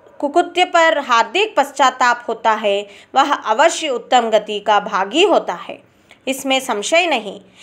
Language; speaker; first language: Hindi; non-native, local second language; Telugu